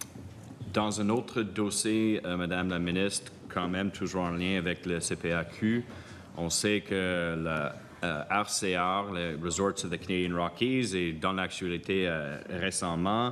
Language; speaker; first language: French; non-native, local second language; English